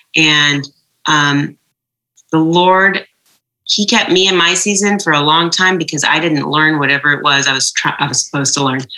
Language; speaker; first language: English; native; English